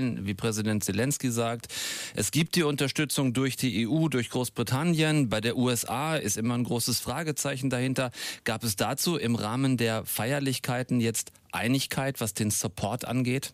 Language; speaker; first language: German; native; German